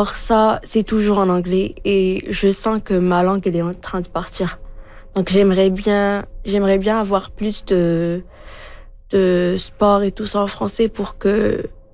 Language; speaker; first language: French; non-native, local second language; Arabic